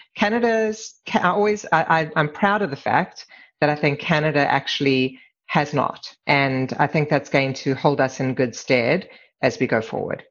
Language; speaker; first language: English; native; English